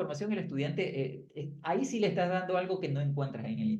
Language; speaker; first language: Spanish; native; Spanish